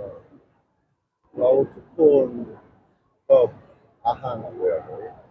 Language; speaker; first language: Thai; non-native, learner; Korean